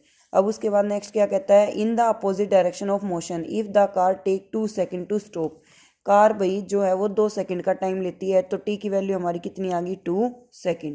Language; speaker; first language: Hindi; native; Hindi